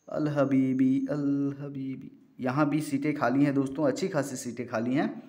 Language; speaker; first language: Hindi; native; Hindi